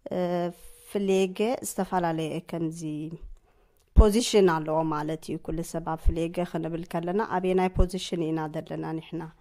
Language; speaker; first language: Tigrinya; native; Tigrinya